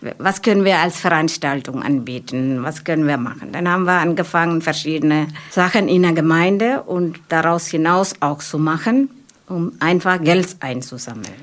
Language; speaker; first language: German; non-native, fluent; Malayalam